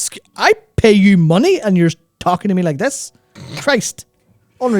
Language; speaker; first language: English; native; English